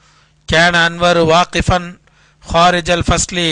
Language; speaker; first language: Arabic; non-native, fluent; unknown